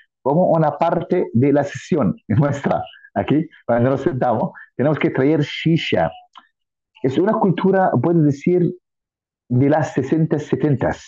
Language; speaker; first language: Spanish; non-native, fluent; Arabic